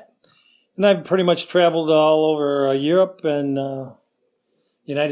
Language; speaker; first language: English; native; English